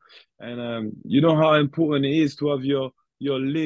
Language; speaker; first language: English; native; English